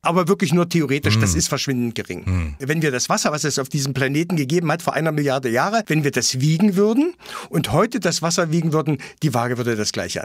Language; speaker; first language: German; native; German